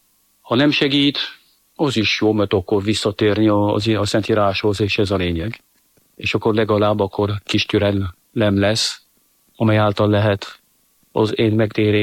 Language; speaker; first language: Hungarian; non-native, fluent; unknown